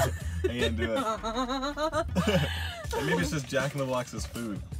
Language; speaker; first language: English; native; English